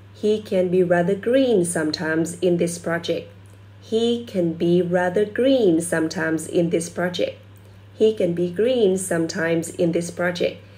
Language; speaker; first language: English; non-native, fluent; Vietnamese